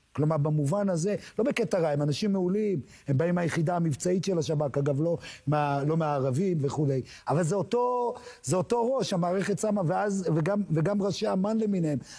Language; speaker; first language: Hebrew; native; Hebrew